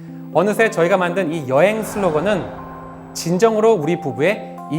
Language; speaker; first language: Korean; native; Korean